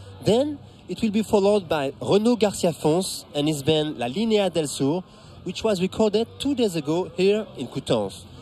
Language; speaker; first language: English; non-native, fluent; French